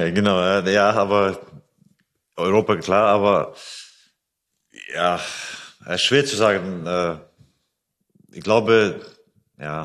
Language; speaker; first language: German; non-native, fluent; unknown